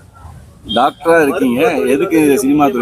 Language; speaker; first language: Tamil; native; Tamil